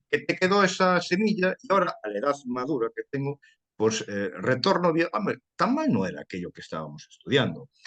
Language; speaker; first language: Spanish; early bilingual, heritage; Spanish